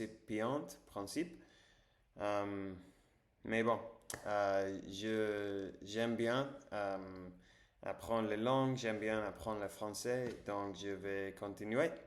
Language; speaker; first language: French; non-native, learner; English